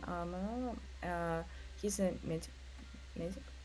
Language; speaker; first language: English; non-native, learner; Russian